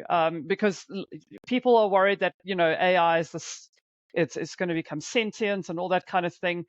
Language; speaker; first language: English; native; English